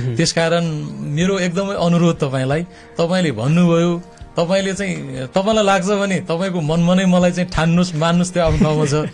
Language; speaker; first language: Nepali; non-native, local second language; Gurung